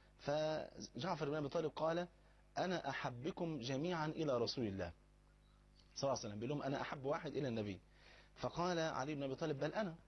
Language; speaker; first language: Egyptian Arabic; native; Egyptian Arabic